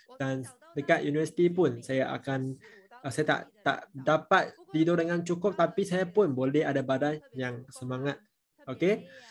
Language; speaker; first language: Malay; non-native, local second language; Chinese